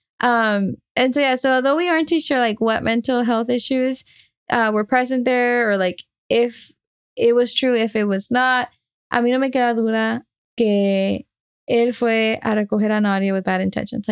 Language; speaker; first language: English; early bilingual, other home language; Spanish